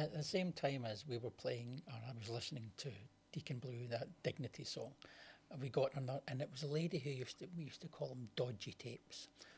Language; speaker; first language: English; native; English